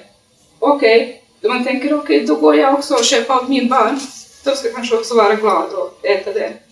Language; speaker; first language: Swedish; non-native, learner; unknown